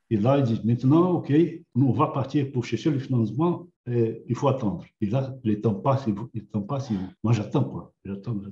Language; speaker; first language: French; non-native, fluent; Portuguese